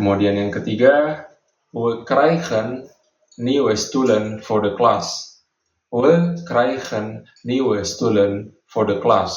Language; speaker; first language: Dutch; non-native, fluent; Indonesian